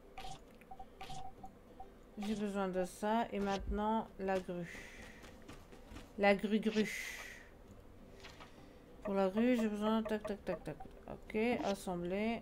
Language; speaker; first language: French; native; French